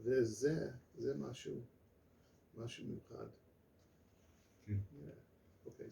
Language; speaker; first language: Hebrew; non-native, learner; English